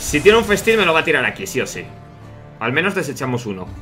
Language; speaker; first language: Spanish; native; Spanish